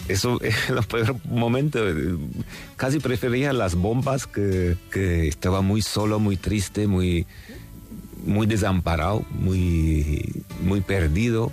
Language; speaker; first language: Spanish; non-native, fluent; Armenian